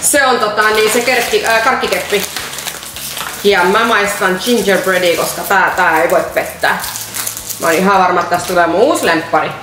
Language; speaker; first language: Finnish; native; Finnish